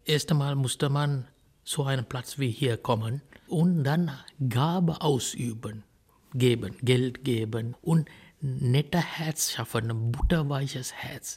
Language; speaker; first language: German; non-native, fluent; Sinhala